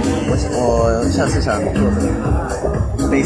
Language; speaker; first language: Chinese; early bilingual, heritage; Chinese